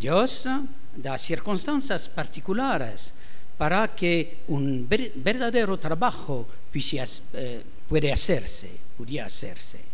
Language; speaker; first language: Spanish; non-native, fluent; French